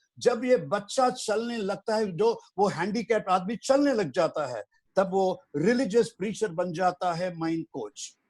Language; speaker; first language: Hindi; non-native, local second language; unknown